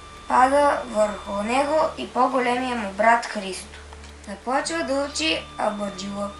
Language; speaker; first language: Bulgarian; native; Bulgarian